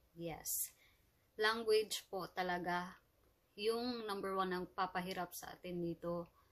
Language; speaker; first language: Filipino; native; Filipino